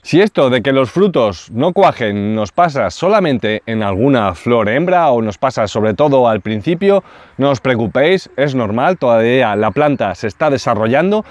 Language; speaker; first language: Spanish; native; Spanish